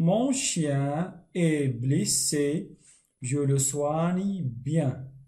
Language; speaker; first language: French; non-native, fluent; Arabic